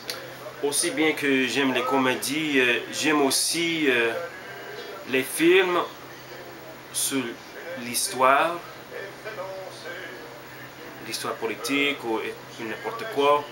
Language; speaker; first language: French; non-native, learner; English